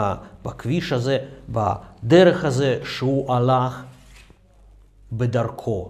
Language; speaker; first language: Hebrew; non-native, fluent; Russian